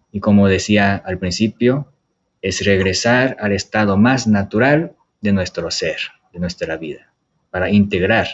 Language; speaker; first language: Spanish; non-native, fluent; Japanese